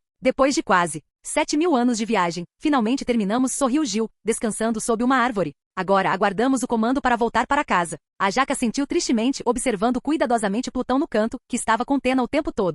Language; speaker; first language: Portuguese; native; Portuguese